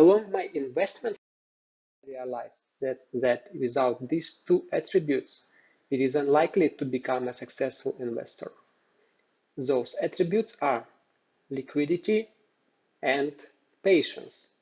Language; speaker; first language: English; non-native, fluent; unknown